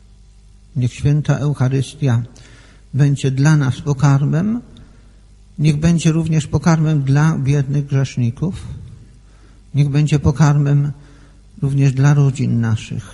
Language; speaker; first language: Polish; native; Polish